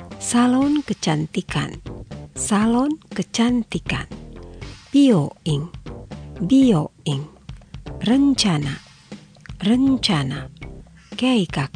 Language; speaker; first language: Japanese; non-native, fluent; Indonesian